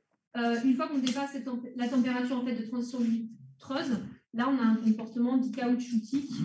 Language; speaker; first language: French; native; French